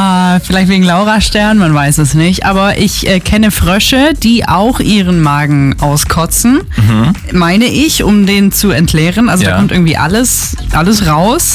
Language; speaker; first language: German; native; German